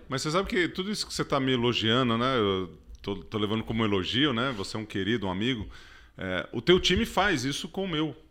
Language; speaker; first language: Portuguese; native; Portuguese